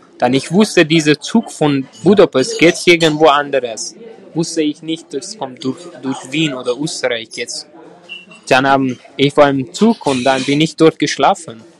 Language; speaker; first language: German; non-native, learner; Persian